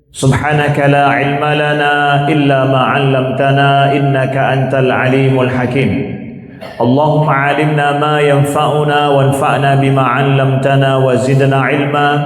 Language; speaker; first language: Malay; non-native, local second language; Achinese